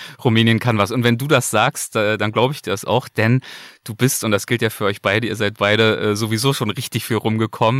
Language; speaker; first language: German; native; German